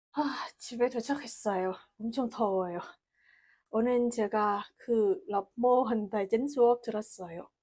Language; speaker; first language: Korean; non-native, learner; Vietnamese